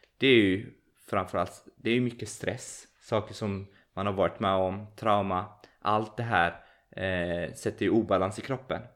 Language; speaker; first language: Swedish; early bilingual, other home language; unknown